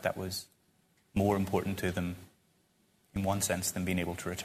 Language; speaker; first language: English; native; English